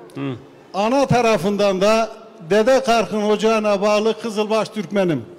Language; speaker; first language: Turkish; native; Turkish